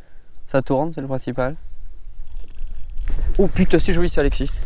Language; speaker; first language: French; native; French